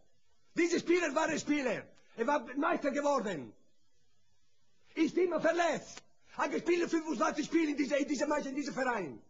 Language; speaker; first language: German; non-native, learner; Italian